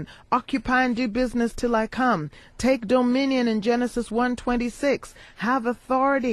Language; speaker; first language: English; native; English